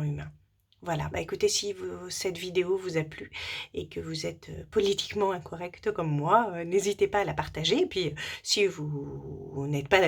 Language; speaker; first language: French; native; French